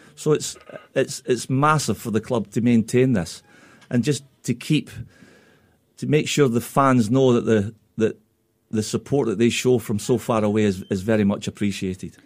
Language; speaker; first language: English; native; English